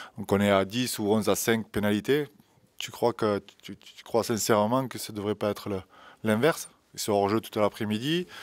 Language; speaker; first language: French; native; French